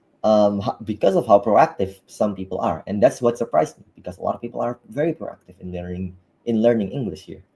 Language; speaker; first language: English; non-native, fluent; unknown